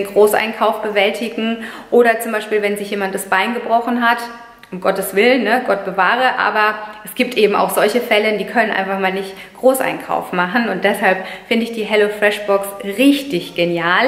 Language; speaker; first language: German; native; German